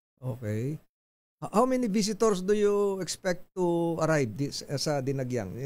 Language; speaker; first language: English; non-native, local second language; Filipino